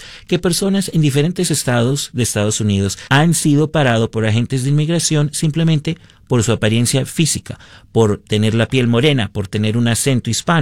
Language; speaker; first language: Spanish; early bilingual, heritage; Spanish